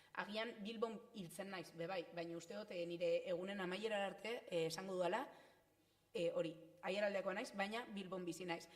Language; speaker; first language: Basque; non-native, local second language; Spanish